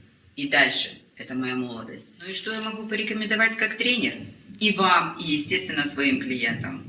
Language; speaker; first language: Russian; native; Russian